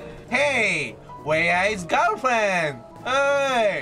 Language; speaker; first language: English; non-native, learner; Japanese